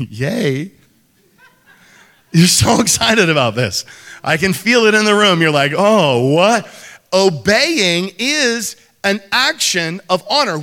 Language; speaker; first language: English; native; English